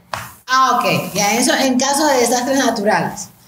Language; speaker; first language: Spanish; native; Spanish